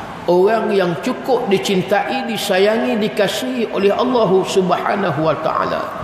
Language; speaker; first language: Malay; native; Malay